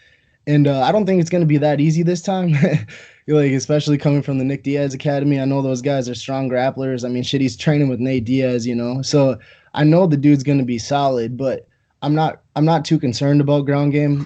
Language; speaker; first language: English; native; English